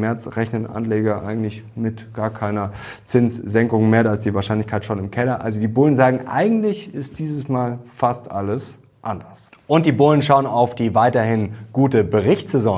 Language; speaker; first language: German; native; German